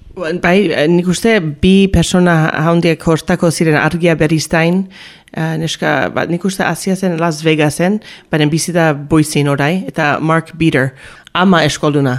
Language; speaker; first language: Basque; early bilingual, heritage; Basque